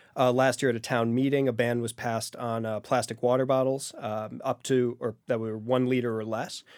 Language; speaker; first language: English; native; English